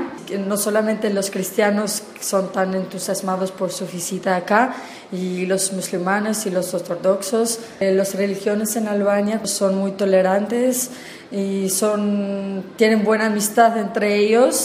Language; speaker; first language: Spanish; non-native, fluent; Albanian